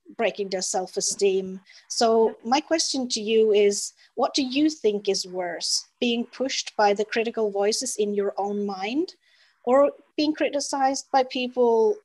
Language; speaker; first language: English; non-native, fluent; Norwegian